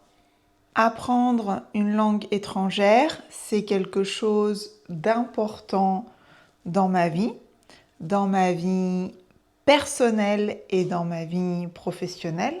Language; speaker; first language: French; native; French